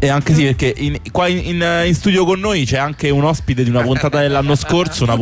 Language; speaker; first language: Italian; native; Italian